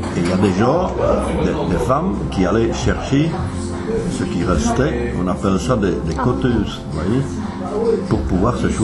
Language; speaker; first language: French; native; French